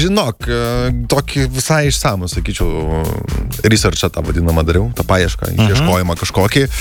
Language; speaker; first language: Lithuanian; native; Lithuanian